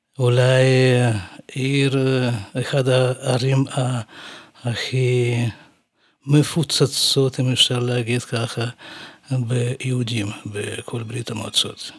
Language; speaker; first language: Hebrew; non-native, fluent; Russian